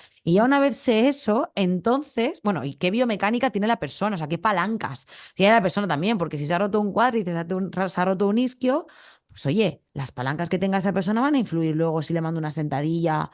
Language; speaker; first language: Spanish; native; Spanish